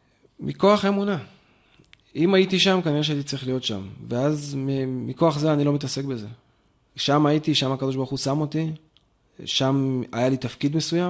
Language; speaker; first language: Hebrew; native; Hebrew